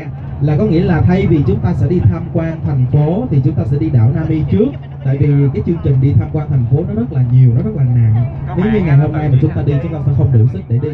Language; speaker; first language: Vietnamese; native; Vietnamese